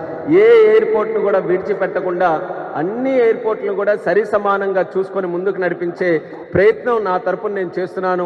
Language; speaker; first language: Telugu; native; Telugu